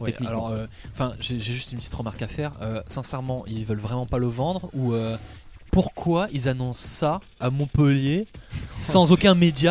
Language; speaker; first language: French; native; French